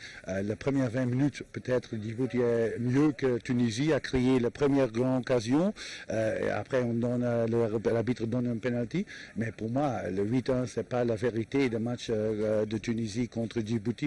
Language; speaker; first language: French; non-native, fluent; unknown